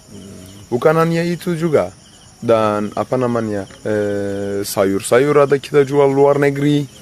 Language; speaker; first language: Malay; non-native, learner; Turkish